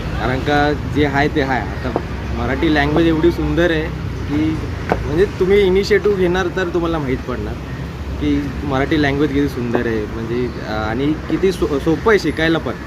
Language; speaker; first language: Marathi; non-native, local second language; Gujarati